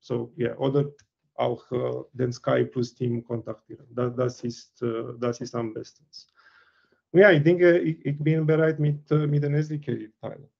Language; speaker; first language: German; non-native, learner; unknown